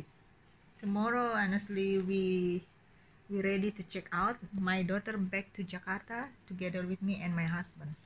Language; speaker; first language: English; non-native, learner; Indonesian